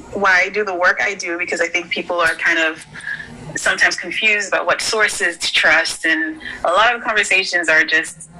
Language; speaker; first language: English; early bilingual, other home language; Haitian Creole